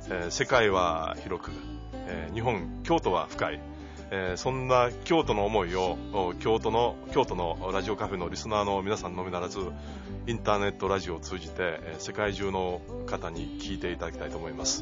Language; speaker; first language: Japanese; native; Japanese